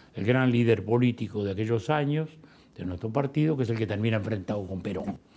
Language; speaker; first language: Spanish; native; Spanish